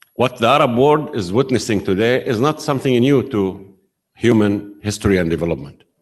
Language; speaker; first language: English; non-native, fluent; Arabic